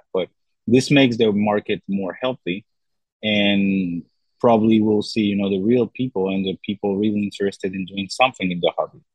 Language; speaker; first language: English; non-native, fluent; French